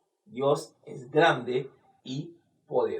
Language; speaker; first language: Spanish; non-native, fluent; Haitian Creole